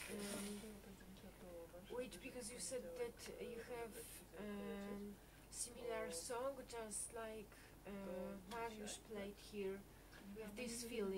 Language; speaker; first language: English; non-native, fluent; Polish